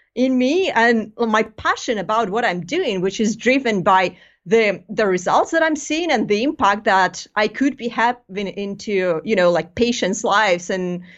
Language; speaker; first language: English; non-native, fluent; Greek